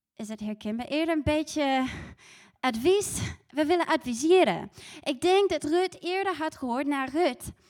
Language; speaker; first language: Dutch; non-native, fluent; English